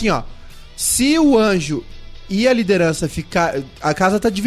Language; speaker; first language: Portuguese; native; Portuguese